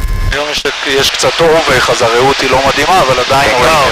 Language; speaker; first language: Hebrew; native; Hebrew